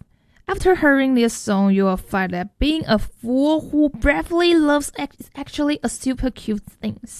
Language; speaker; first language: English; non-native, fluent; Chinese